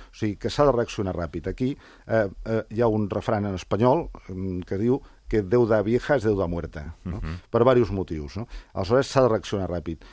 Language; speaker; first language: Catalan; non-native, local second language; Spanish